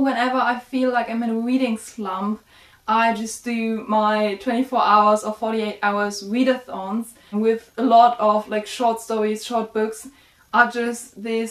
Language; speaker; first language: English; non-native, fluent; German